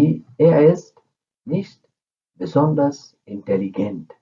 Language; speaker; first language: German; non-native, fluent; Urdu